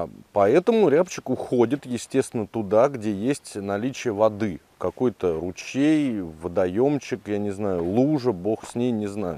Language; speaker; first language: Russian; native; Russian